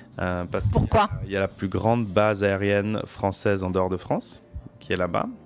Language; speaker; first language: French; native; French